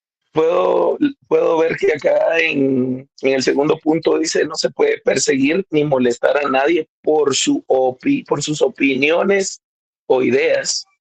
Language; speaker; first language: Spanish; native; Spanish